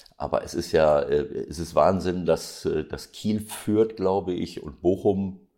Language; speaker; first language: German; native; German